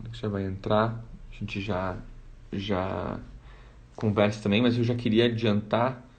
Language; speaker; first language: Portuguese; native; Portuguese